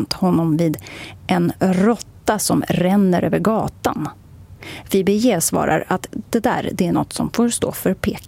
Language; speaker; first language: Swedish; native; Swedish